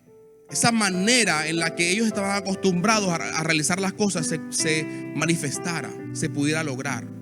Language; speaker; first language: Spanish; native; Spanish